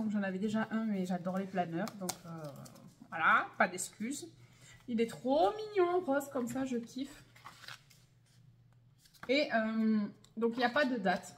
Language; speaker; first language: French; native; French